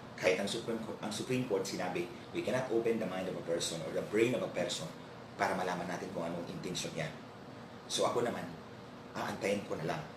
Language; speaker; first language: Filipino; non-native, local second language; Cebuano